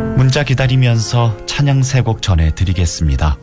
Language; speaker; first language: Korean; native; Korean